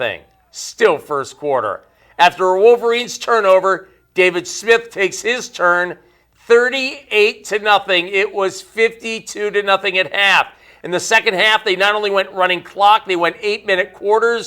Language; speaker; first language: English; native; English